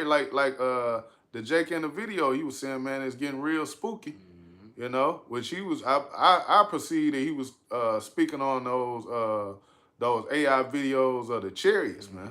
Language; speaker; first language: English; native; English